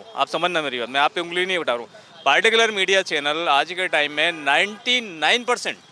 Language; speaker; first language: Hindi; native; Hindi